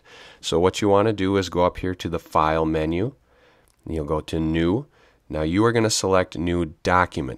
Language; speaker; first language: English; native; English